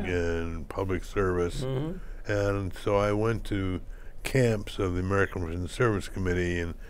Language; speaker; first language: English; native; English